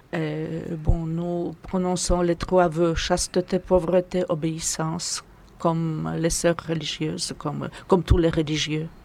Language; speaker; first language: French; non-native, fluent; Polish